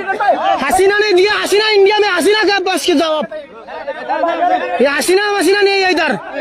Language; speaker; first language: Hindi; non-native, learner; Bangla